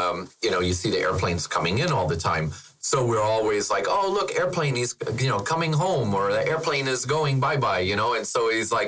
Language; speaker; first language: English; non-native, fluent; German